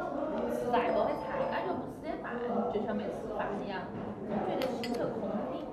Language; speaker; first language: Chinese; native; Chinese